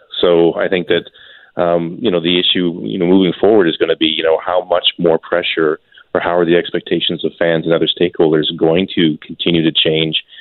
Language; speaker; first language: English; native; English